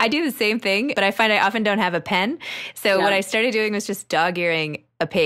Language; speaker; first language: English; native; English